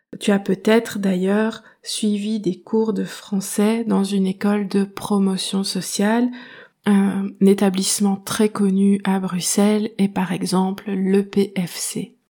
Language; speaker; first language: French; native; French